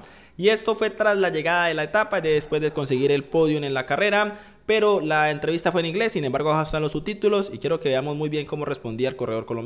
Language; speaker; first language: Spanish; native; Spanish